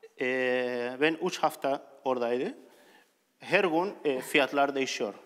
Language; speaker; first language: Turkish; non-native, learner; Spanish